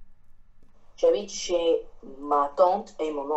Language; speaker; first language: French; non-native, learner; Chinese